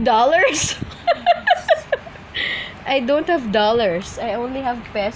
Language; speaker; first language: English; non-native, local second language; Filipino